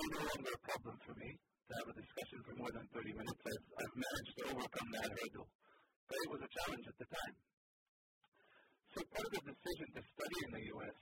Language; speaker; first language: English; non-native, fluent; Hebrew